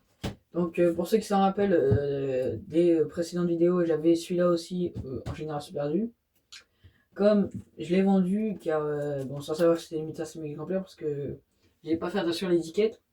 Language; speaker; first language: French; native; French